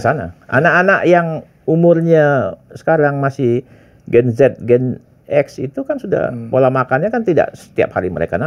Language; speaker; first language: Indonesian; native; Indonesian